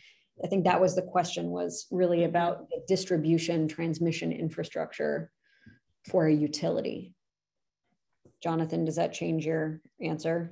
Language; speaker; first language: English; native; English